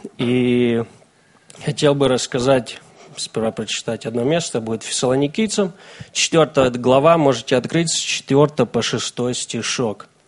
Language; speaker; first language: Russian; native; Russian